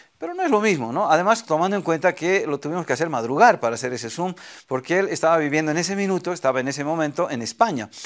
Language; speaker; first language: Spanish; native; Spanish